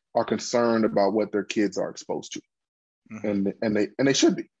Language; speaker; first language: English; native; English